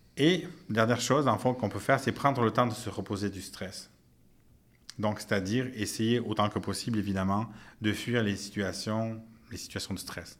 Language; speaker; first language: French; native; French